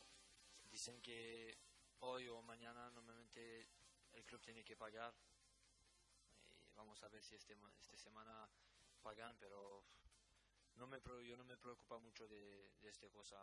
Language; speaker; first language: Spanish; non-native, learner; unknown